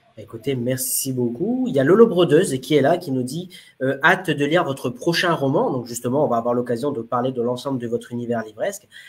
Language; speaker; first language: French; native; French